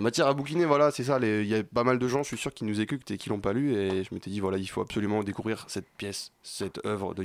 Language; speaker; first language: French; native; French